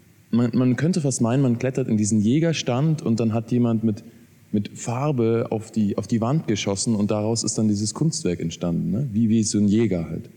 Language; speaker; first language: German; native; German